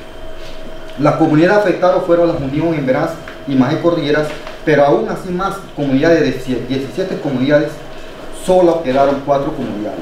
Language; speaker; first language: Spanish; non-native, local second language; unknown